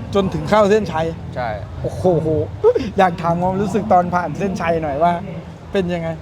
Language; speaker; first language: Thai; native; Thai